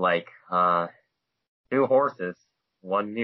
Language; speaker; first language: English; non-native, fluent; Chinese